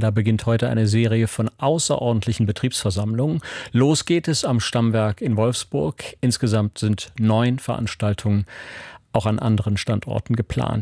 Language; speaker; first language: German; native; German